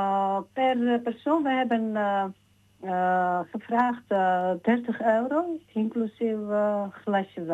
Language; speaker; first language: Dutch; non-native, fluent; Georgian